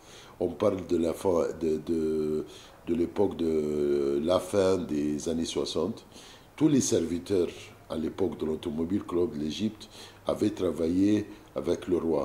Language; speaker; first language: French; non-native, fluent; Arabic